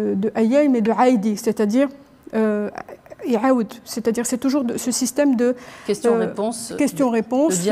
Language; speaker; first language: French; non-native, local second language; Arabic